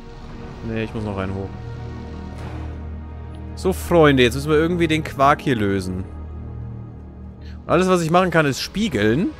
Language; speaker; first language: German; native; German